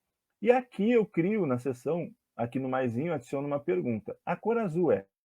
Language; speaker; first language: Portuguese; native; Portuguese